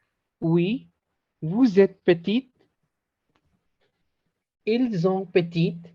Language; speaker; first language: French; non-native, learner; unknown